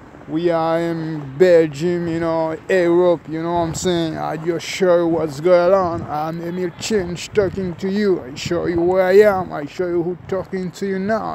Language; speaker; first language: English; non-native, learner; Haitian Creole